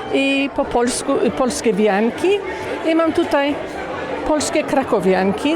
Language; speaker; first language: Polish; early bilingual, heritage; Polish